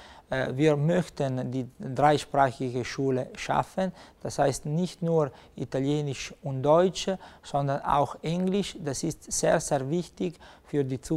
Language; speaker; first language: German; non-native, local second language; Italian